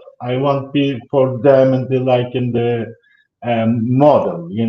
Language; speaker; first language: English; non-native, learner; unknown